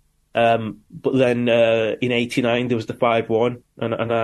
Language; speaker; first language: English; native; English